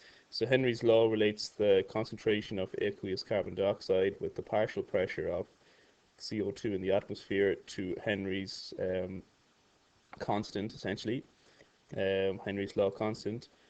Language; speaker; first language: English; native; English